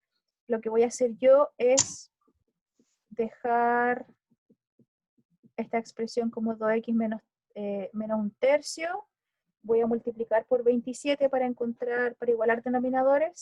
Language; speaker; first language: Spanish; native; Spanish